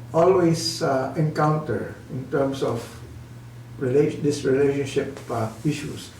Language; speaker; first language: English; non-native, local second language; Filipino